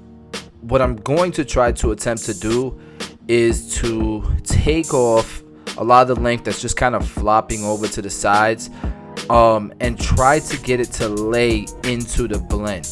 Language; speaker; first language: English; native; English